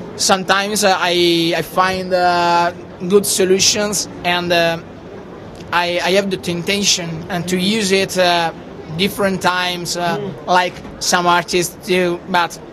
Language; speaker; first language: English; non-native, learner; Italian